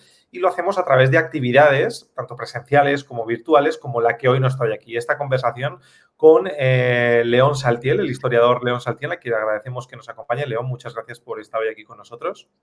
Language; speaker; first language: Spanish; native; Spanish